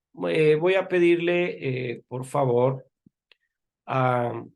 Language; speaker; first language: Spanish; native; Spanish